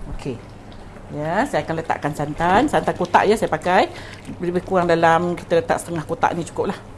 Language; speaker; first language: Malay; native; Malay